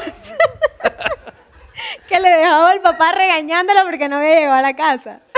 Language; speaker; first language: Spanish; native; Spanish